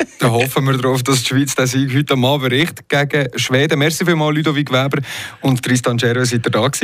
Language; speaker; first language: German; native; German